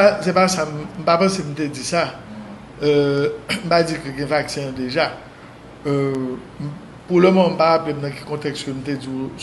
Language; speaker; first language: French; non-native, local second language; Haitian Creole